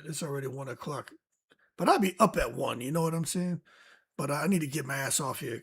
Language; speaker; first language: English; native; English